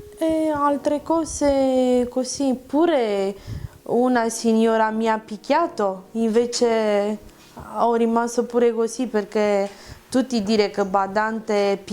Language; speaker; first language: Italian; non-native, learner; Romanian